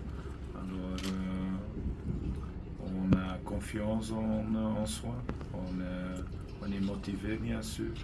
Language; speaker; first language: French; non-native, fluent; Dutch